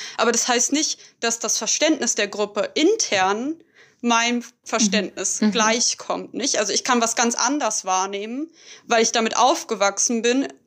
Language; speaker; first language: German; native; German